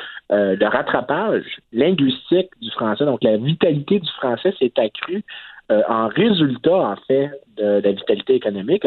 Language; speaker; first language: French; native; French